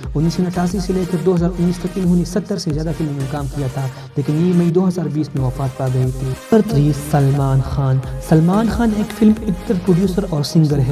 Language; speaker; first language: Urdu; non-native, local second language; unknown